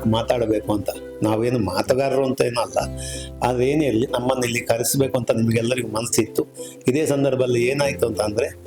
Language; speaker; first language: Kannada; native; Kannada